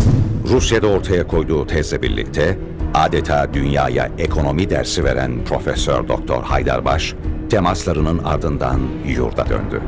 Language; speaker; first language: Turkish; native; Turkish